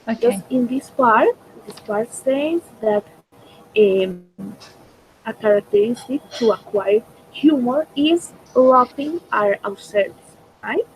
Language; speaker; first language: English; non-native, fluent; Spanish